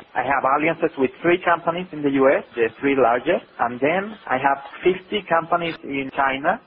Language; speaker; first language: English; non-native, fluent; Spanish